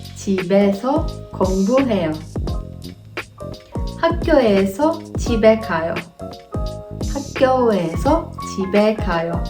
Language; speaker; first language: Korean; non-native, fluent; Turkish